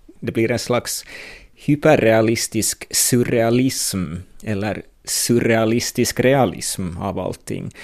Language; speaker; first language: Swedish; native; Swedish